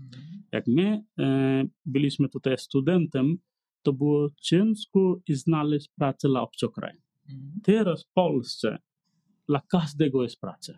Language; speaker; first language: Polish; non-native, learner; Nepali